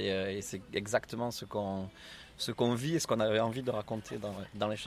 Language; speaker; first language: French; native; French